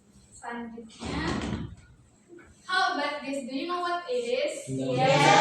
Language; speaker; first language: English; non-native, learner; Indonesian